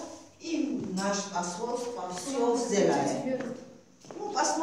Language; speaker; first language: Russian; non-native, fluent; Georgian